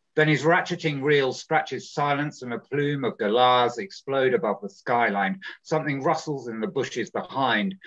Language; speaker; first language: English; native; English